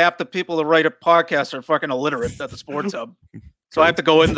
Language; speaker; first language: English; native; English